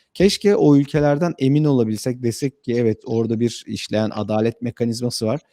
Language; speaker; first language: Turkish; native; Turkish